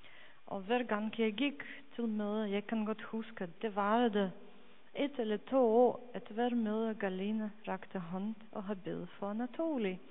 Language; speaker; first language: Danish; non-native, fluent; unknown